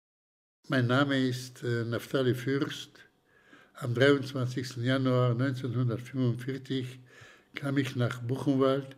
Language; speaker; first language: German; non-native, fluent; Slovak